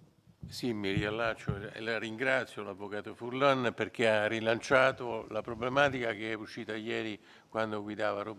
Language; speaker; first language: Italian; native; Italian